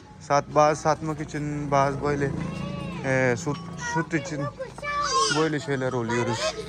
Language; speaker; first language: Turkish; non-native, learner; Punjabi